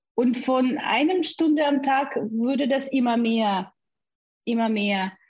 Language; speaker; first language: German; non-native, fluent; Russian